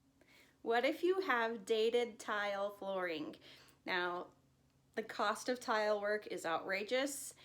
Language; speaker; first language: English; native; English